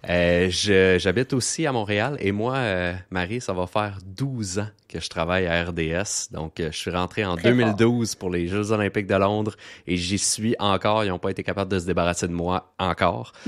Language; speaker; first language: French; native; French